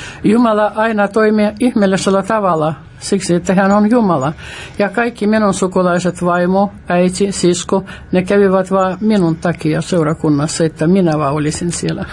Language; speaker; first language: Finnish; non-native, fluent; Russian